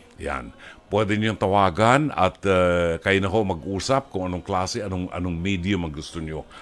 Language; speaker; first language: Filipino; native; Filipino